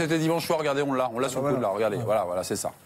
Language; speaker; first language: French; native; French